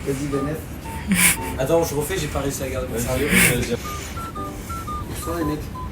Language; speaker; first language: French; native; French